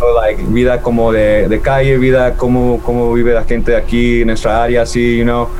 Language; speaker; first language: Spanish; early bilingual, heritage; Spanish